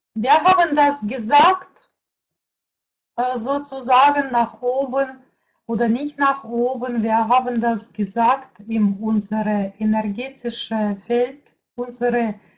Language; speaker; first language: German; non-native, fluent; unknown